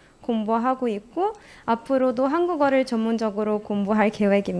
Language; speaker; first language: Korean; non-native, fluent; Arabic